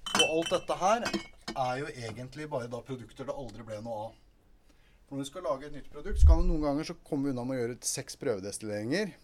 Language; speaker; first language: Norwegian; native; Norwegian